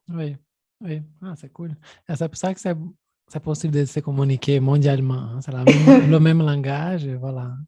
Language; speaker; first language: French; non-native, fluent; Portuguese